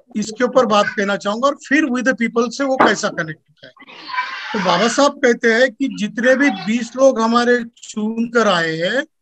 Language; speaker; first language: Hindi; non-native, local second language; Marathi